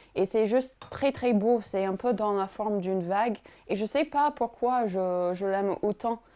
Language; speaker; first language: French; non-native, fluent; English